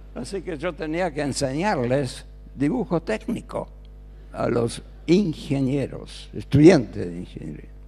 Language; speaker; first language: Spanish; early bilingual, other home language; German